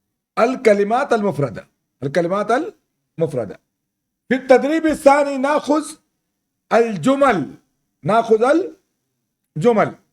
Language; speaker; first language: Arabic; non-native, fluent; Urdu